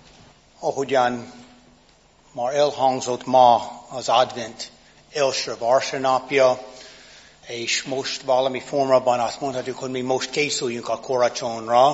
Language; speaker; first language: Hungarian; non-native, fluent; English